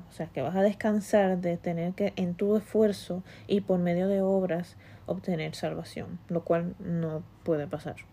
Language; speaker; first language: Spanish; early bilingual, heritage; Spanish